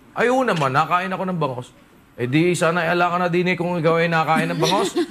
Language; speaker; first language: Filipino; native; Filipino